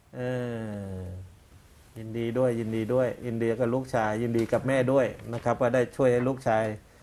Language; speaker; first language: Thai; native; Thai